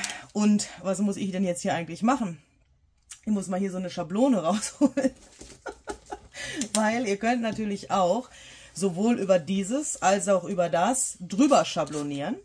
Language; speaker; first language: German; native; German